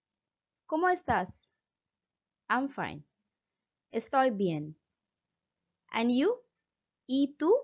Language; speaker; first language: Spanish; non-native, fluent; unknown